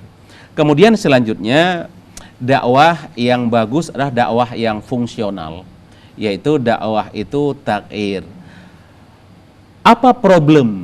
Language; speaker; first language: Indonesian; native; Indonesian